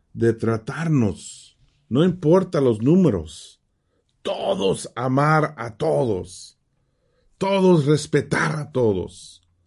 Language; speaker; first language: Spanish; early bilingual, heritage; Spanish